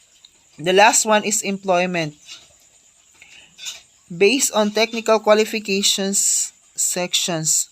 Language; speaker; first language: English; non-native, local second language; Filipino